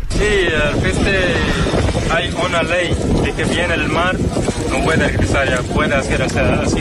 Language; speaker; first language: Spanish; non-native, learner; Arabic